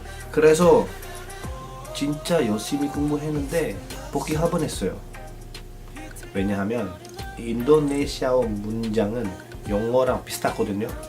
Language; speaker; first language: Korean; non-native, fluent; Indonesian